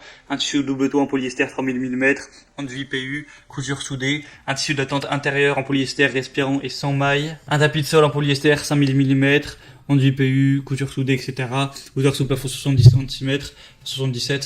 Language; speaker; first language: French; native; French